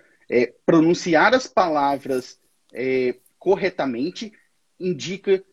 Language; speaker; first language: Portuguese; native; Portuguese